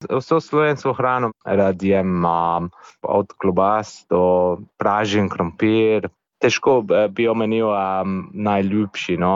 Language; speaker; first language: Slovenian; non-native, fluent; English